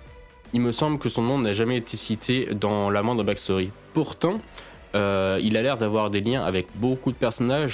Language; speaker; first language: French; native; French